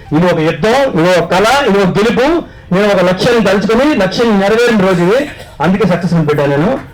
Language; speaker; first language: Telugu; native; Telugu